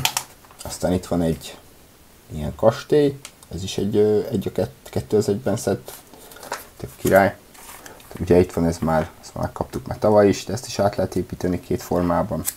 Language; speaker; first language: Hungarian; native; Hungarian